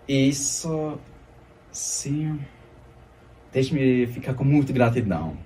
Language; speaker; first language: Portuguese; non-native, fluent; German